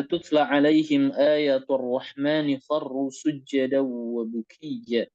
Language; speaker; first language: Arabic; non-native, fluent; Indonesian